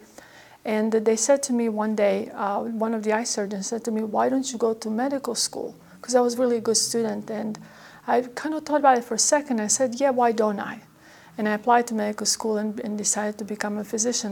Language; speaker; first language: English; non-native, fluent; Croatian